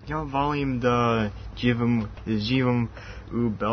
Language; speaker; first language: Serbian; non-native, learner; English